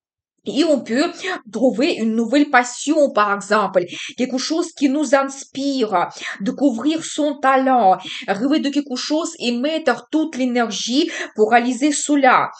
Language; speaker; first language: French; non-native, fluent; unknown